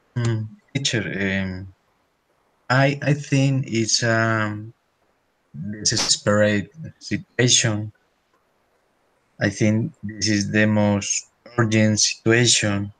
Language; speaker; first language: English; non-native, learner; Spanish